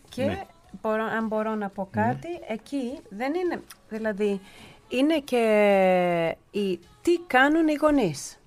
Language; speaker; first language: Greek; early bilingual, heritage; Greek